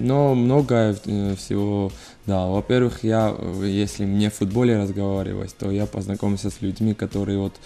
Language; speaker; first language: Russian; non-native, learner; Georgian